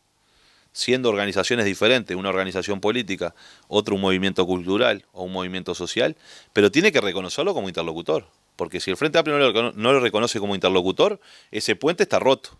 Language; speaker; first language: Spanish; native; Spanish